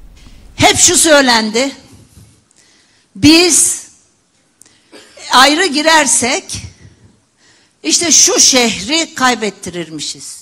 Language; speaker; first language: Turkish; native; Turkish